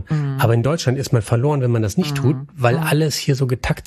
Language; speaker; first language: German; native; German